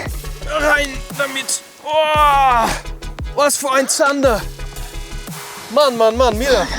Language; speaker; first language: German; non-native, learner; Dutch